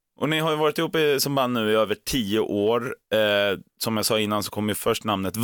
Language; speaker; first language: Swedish; native; Swedish